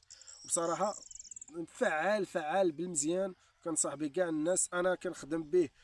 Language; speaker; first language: Arabic; native; Arabic